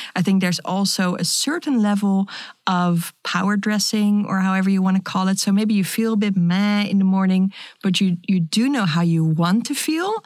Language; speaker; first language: English; non-native, fluent; Dutch